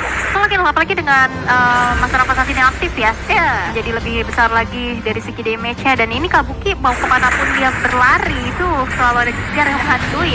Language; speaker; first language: Indonesian; native; Indonesian